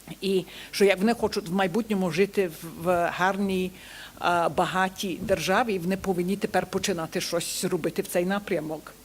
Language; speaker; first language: Ukrainian; early bilingual, heritage; Ukrainian